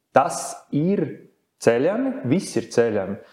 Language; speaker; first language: Latvian; native; Latvian